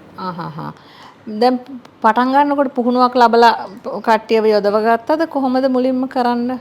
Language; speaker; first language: Sinhala; native; Sinhala